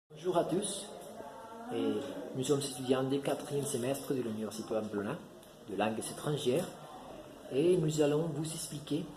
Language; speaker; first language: French; non-native, learner; Spanish